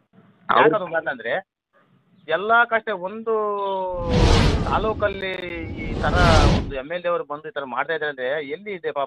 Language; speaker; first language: Kannada; native; Kannada